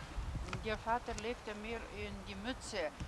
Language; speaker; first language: German; non-native, fluent; Lithuanian